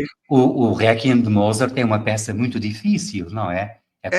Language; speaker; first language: Portuguese; native; Portuguese